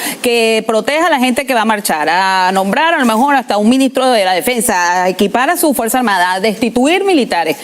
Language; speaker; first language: Spanish; native; Spanish